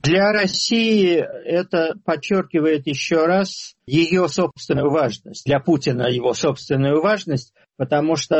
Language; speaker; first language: Russian; native; Russian